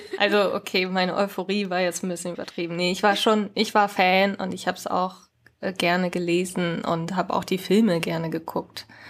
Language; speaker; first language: German; early bilingual, other home language; Japanese